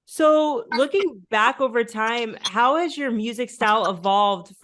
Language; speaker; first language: English; native; English